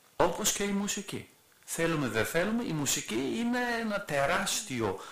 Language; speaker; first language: Greek; non-native, fluent; German